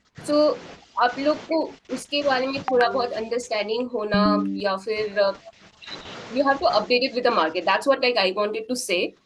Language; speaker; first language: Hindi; non-native, local second language; Assamese